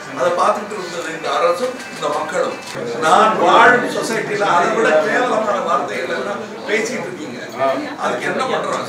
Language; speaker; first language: Tamil; native; Tamil